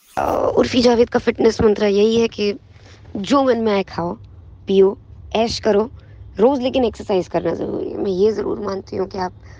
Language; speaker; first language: Hindi; native; Hindi